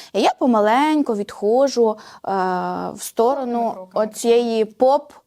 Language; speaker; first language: Ukrainian; native; Ukrainian